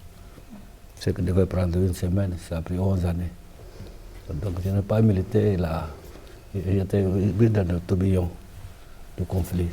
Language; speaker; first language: French; non-native, fluent; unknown